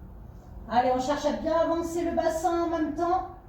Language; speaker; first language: French; native; French